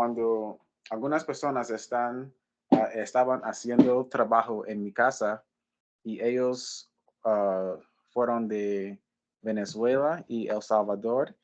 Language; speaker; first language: Spanish; non-native, fluent; English